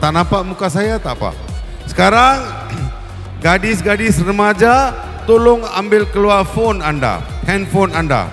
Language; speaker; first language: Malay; non-native, local second language; Tamil